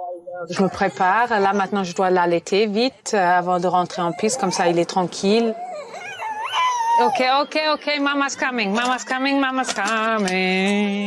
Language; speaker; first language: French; non-native, fluent; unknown